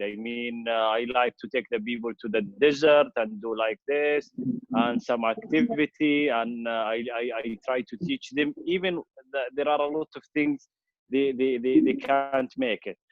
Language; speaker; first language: English; non-native, fluent; Arabic